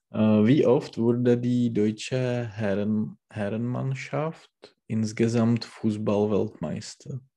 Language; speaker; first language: German; non-native, learner; Czech